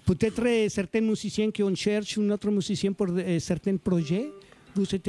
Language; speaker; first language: French; non-native, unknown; Spanish